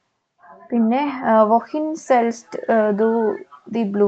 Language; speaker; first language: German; non-native, learner; Malayalam